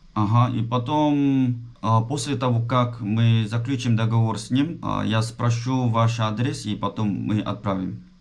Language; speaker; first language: Russian; non-native, fluent; Korean